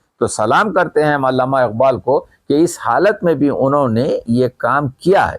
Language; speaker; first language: Urdu; native; Urdu